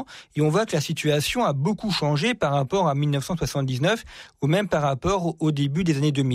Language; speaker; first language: French; native; French